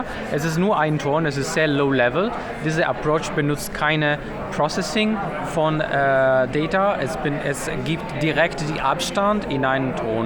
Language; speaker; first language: German; non-native, fluent; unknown